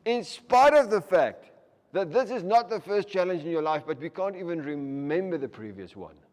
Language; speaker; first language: English; non-native, local second language; Afrikaans